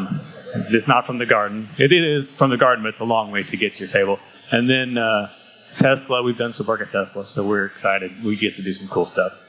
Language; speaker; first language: English; native; English